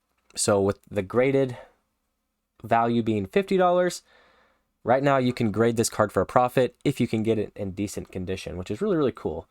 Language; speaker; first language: English; native; English